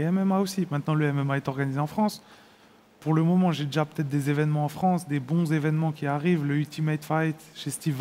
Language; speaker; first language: French; native; French